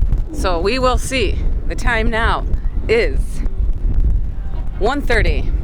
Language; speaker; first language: English; native; English